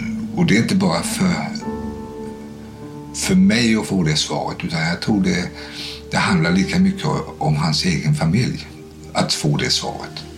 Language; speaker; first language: Swedish; native; Swedish